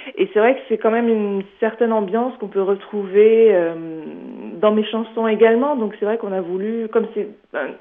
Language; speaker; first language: French; native; French